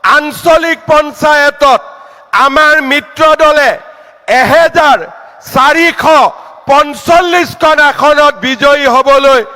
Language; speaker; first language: Assamese; native; Assamese